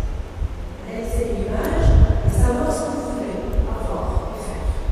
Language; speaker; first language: French; non-native, local second language; Arabic